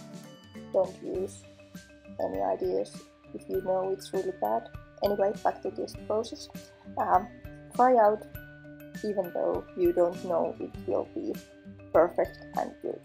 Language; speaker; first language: English; non-native, fluent; Finnish